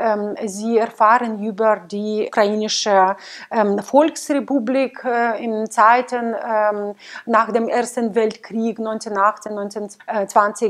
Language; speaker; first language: German; non-native, fluent; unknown